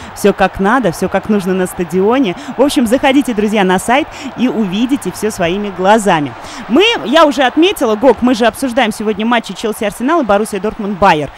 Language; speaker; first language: Russian; non-native, local second language; Armenian